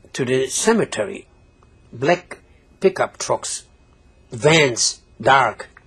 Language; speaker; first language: English; non-native, fluent; Polish